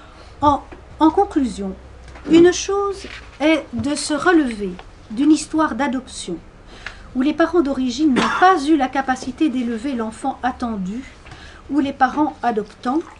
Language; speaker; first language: French; native; French